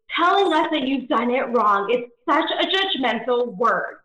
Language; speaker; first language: English; native; English